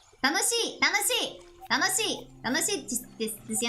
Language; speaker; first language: Japanese; non-native, learner; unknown